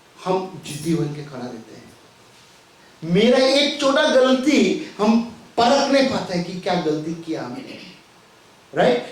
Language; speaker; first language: Hindi; non-native, local second language; Tamil